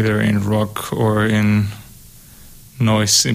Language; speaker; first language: English; non-native, fluent; Spanish